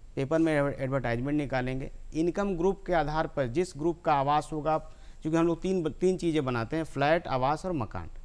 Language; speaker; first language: Hindi; native; Hindi